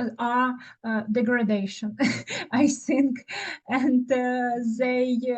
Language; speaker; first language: English; non-native, learner; Ukrainian